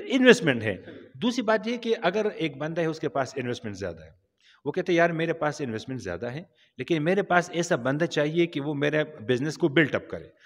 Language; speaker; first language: Urdu; non-native, local second language; Pashto